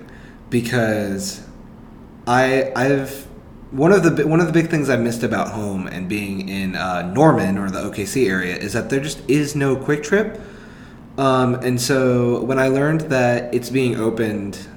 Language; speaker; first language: English; native; English